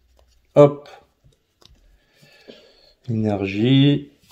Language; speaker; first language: French; native; French